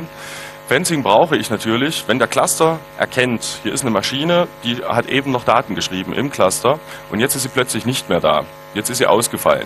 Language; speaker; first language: German; native; German